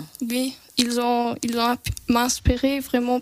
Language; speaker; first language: French; non-native, local second language; English